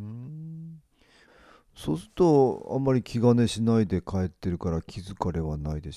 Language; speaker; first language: Japanese; native; Japanese